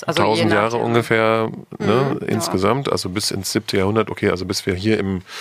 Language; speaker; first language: German; native; German